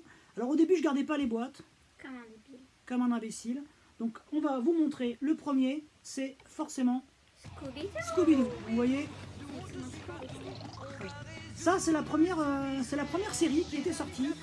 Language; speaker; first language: French; native; French